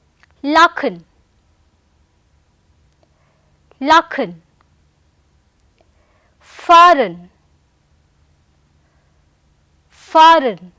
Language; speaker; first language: German; non-native, fluent; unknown